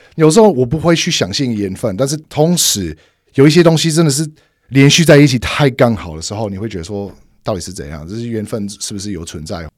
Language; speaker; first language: Chinese; non-native, fluent; English